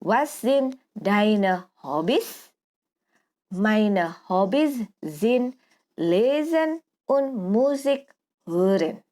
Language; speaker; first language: German; non-native, fluent; Indonesian